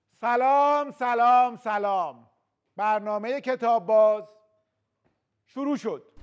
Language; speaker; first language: Persian; native; Persian